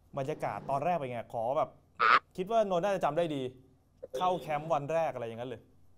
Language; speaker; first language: Thai; native; Thai